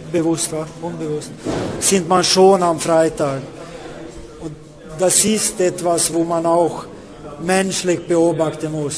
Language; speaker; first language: German; non-native, learner; Swedish